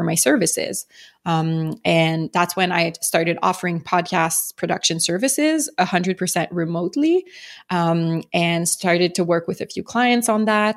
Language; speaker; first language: English; non-native, fluent; French